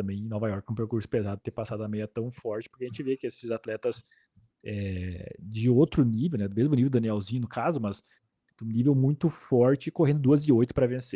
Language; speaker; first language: Portuguese; native; Portuguese